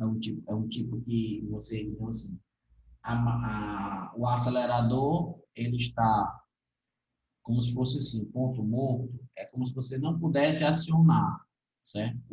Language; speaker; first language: Portuguese; native; Portuguese